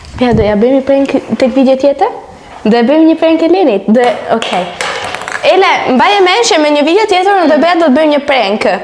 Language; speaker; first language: Albanian; early bilingual, heritage; Albanian